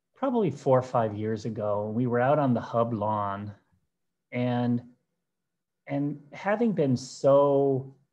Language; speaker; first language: English; native; English